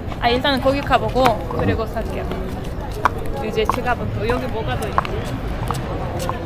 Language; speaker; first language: Korean; non-native, learner; Russian